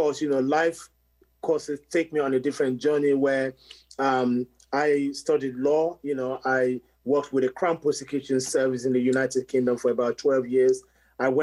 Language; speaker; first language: English; non-native, local second language; Yoruba